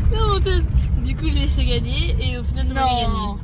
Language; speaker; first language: French; native; French